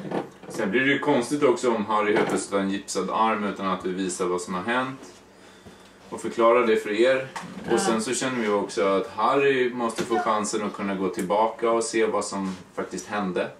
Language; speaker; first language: Swedish; native; Swedish